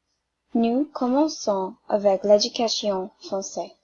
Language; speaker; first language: French; non-native, learner; English